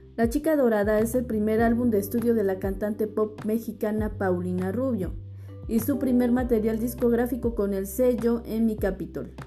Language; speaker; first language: Spanish; native; Spanish